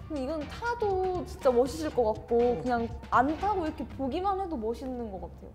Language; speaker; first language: Korean; native; Korean